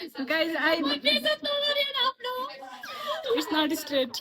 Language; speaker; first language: English; non-native, learner; Nepali